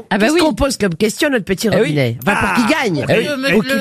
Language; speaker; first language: French; native; French